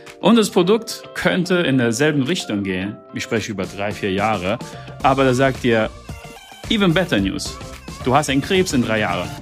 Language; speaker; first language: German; early bilingual, heritage; Italian